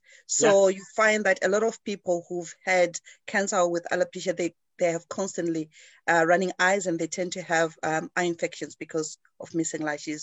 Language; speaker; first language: English; non-native, local second language; Shona